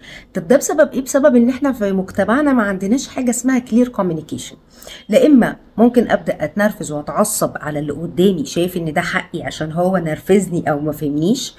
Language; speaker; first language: Arabic; native; Arabic